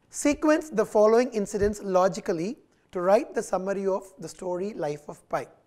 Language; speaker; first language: English; non-native, local second language; Tamil